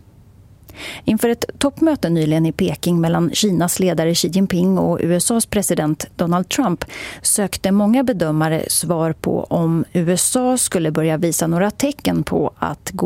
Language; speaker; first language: Swedish; native; Swedish